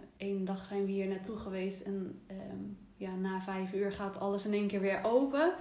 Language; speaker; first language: Dutch; native; Dutch